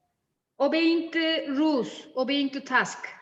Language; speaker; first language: English; non-native, fluent; Turkish